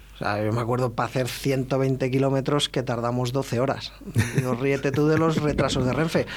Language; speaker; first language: Spanish; native; Spanish